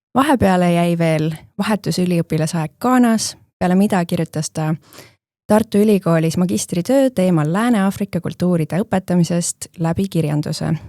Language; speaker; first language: Estonian; native; Estonian